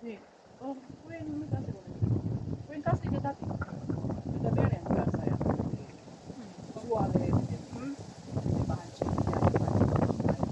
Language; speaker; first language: Finnish; non-native, learner; Bikol